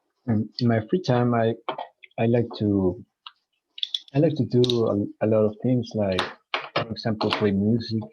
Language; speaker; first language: English; non-native, learner; Spanish